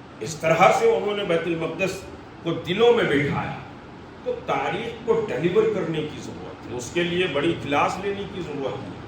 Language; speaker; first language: Urdu; native; Urdu